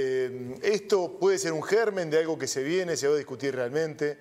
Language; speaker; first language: Spanish; native; Spanish